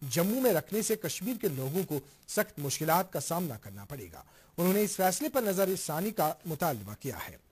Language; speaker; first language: Urdu; non-native, local second language; Kashmiri